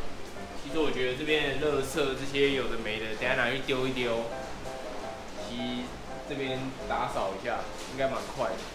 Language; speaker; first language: Chinese; native; Chinese